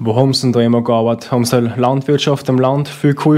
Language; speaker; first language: German; native; German